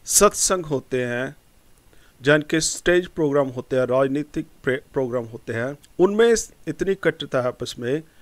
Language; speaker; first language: Hindi; non-native, local second language; Punjabi